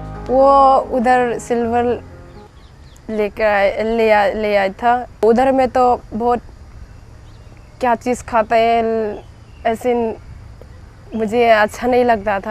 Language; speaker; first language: Hindi; non-native, local second language; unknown